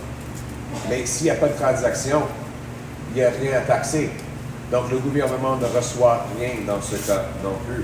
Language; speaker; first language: French; non-native, local second language; English